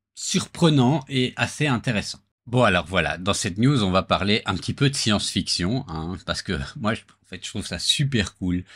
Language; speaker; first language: French; native; French